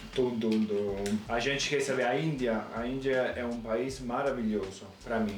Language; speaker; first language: Portuguese; non-native, fluent; Italian